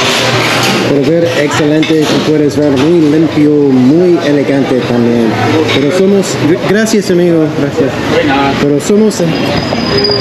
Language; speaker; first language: Spanish; non-native, learner; English